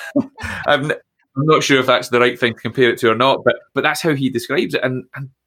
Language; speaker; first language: English; native; English